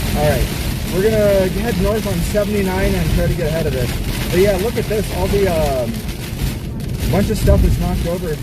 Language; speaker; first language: English; native; English